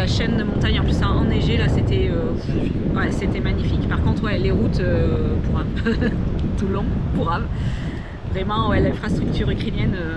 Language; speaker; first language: French; native; French